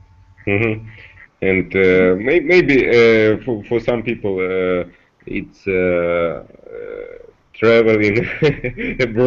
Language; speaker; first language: English; non-native, learner; Russian